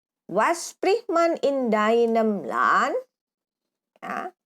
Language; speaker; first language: German; non-native, fluent; Indonesian